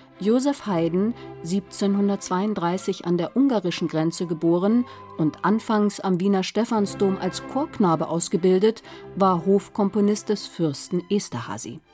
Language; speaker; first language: German; native; German